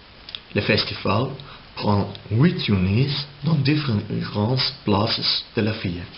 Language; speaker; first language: French; non-native, learner; Dutch